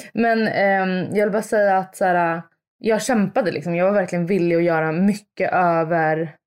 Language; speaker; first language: Swedish; early bilingual, other home language; Italian